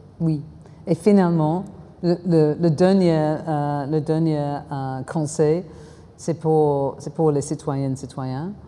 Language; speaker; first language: French; non-native, fluent; English